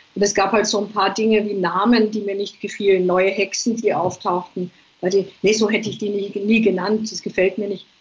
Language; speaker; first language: German; native; German